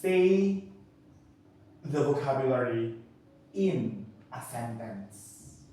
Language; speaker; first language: English; non-native, fluent; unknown